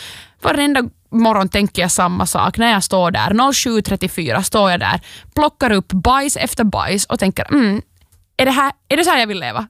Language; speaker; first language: Swedish; native; Swedish